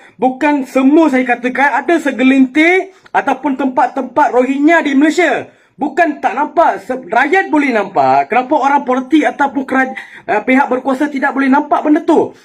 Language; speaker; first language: Malay; non-native, local second language; Tamil